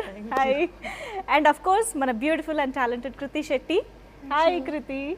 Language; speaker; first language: Telugu; native; Telugu